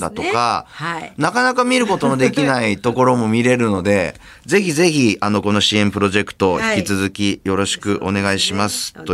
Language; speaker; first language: Japanese; native; Japanese